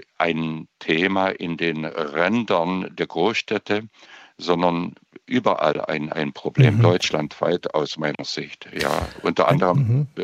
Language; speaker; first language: German; native; German